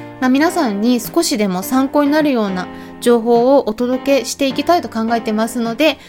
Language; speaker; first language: Japanese; native; Japanese